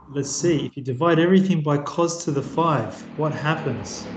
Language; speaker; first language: English; native; English